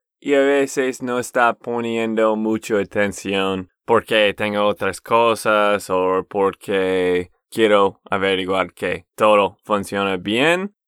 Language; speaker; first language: Spanish; non-native, fluent; English